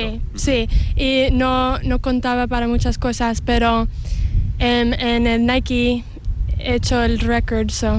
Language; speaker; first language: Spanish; early bilingual, heritage; Spanish